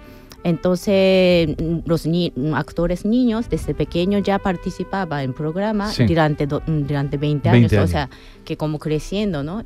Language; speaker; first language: Spanish; non-native, fluent; Japanese